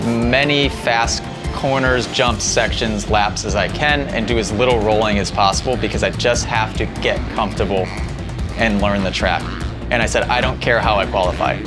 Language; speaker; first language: English; native; English